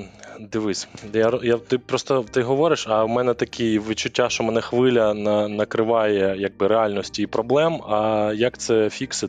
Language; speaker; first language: Ukrainian; native; Ukrainian